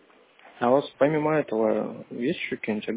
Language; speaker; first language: Russian; native; Russian